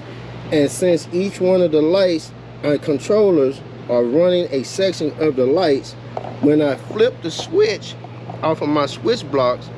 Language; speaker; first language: English; native; English